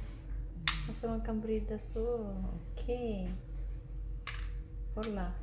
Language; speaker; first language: Swedish; non-native, learner; Filipino